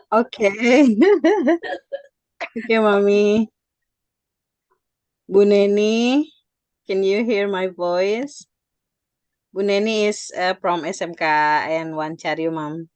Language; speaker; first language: English; non-native, fluent; Indonesian